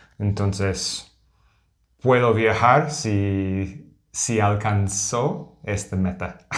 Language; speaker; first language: Spanish; non-native, learner; English